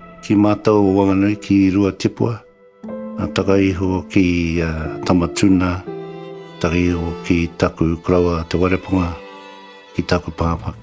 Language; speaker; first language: Māori; non-native, local second language; English